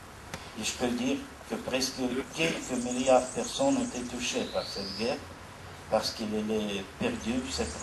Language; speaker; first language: French; non-native, learner; Russian